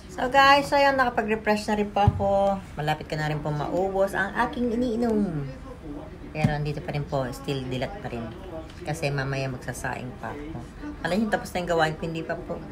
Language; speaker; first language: Filipino; native; Filipino